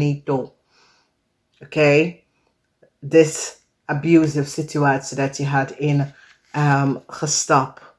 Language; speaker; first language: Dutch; non-native, learner; English